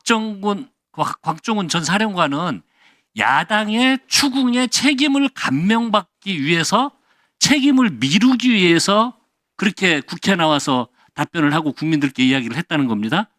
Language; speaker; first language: Korean; native; Korean